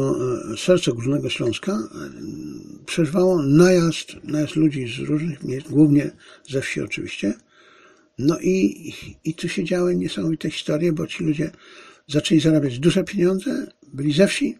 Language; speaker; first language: Polish; native; Polish